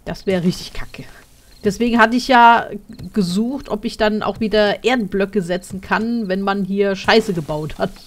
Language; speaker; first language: German; native; German